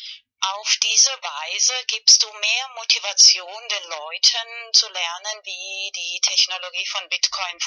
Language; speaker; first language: German; non-native, learner; Spanish